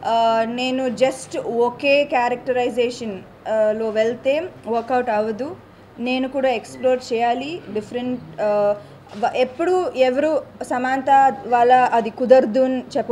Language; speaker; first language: Telugu; non-native, local second language; Tamil